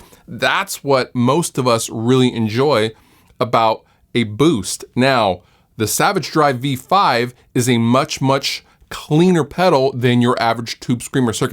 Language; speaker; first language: English; native; English